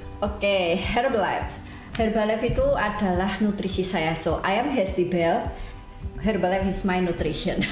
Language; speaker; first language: Indonesian; native; Indonesian